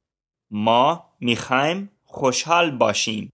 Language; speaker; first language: Persian; non-native, learner; English